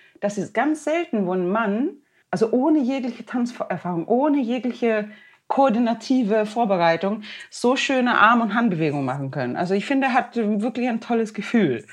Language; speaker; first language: German; non-native, fluent; Swedish